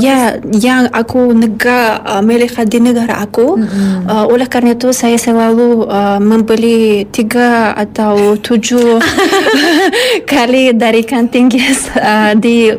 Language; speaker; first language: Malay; non-native, learner; Uzbek